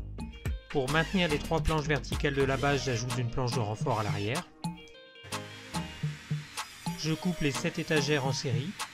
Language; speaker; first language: French; native; French